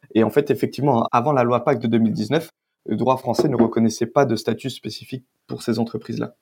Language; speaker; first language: French; native; French